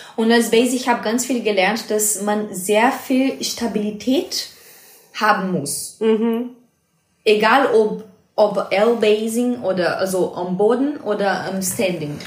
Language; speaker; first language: German; non-native, fluent; Portuguese